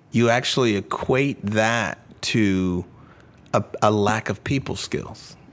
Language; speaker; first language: English; early bilingual, other home language; Indonesian